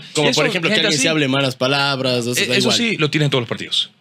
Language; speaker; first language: Spanish; native; Spanish